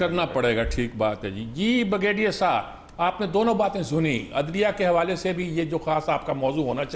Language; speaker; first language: Urdu; native; Urdu